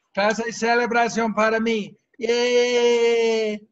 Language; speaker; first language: Spanish; non-native, fluent; English